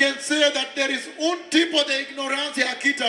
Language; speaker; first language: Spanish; non-native, learner; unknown